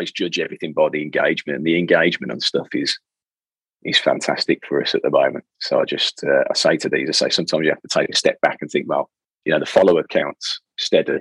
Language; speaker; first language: English; native; English